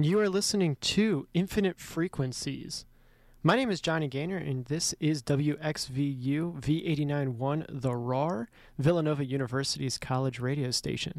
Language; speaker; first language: English; native; English